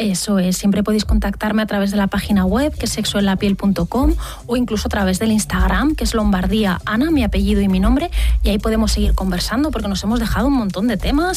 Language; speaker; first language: Spanish; native; Spanish